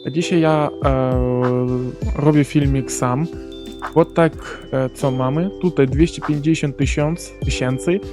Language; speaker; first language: Polish; non-native, learner; Ukrainian